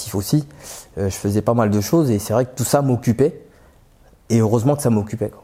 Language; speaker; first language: French; native; French